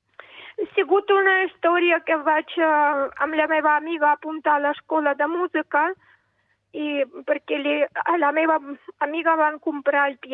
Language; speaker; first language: Catalan; non-native, fluent; Russian